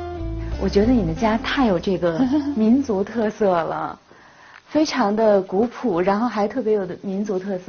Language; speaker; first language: Chinese; native; Chinese